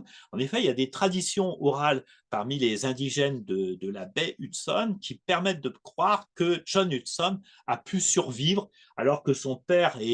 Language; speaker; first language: French; native; French